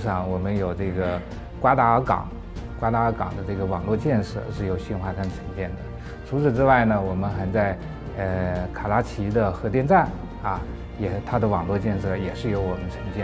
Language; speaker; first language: Chinese; native; Chinese